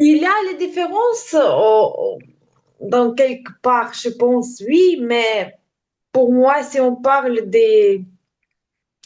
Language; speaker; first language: French; non-native, learner; Ukrainian